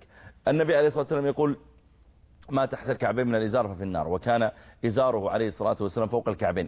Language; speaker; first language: Arabic; native; Arabic